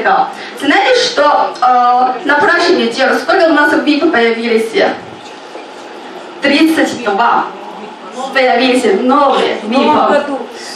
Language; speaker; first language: Russian; non-native, learner; Chinese